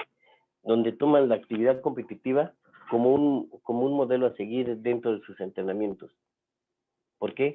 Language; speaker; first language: Spanish; native; Spanish